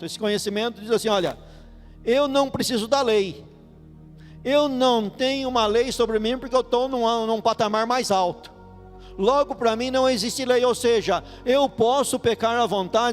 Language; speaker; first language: Portuguese; native; Portuguese